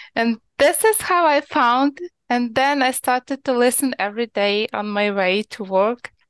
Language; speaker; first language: English; non-native, learner; Ukrainian